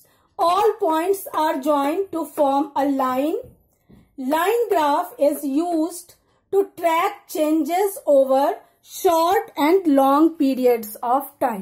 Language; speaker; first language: English; non-native, local second language; Hindi